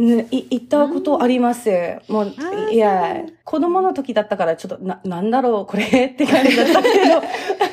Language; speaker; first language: Japanese; early bilingual, heritage; English